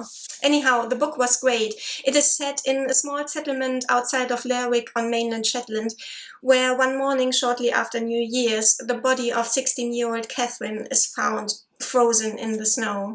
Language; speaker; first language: English; non-native, fluent; German